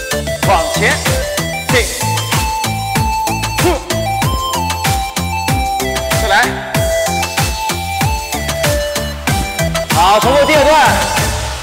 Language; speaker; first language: Chinese; native; Chinese